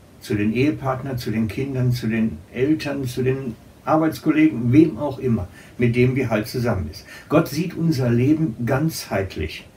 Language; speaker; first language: German; native; German